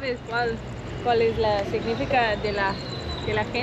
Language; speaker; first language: Spanish; non-native, learner; English